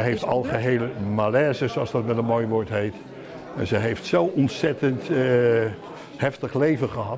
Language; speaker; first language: Dutch; native; Dutch